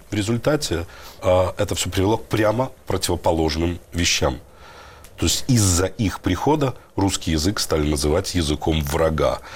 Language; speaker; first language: Russian; native; Russian